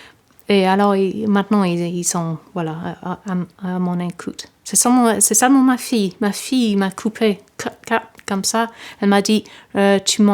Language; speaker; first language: French; non-native, fluent; English